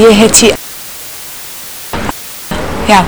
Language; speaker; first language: Icelandic; non-native, learner; English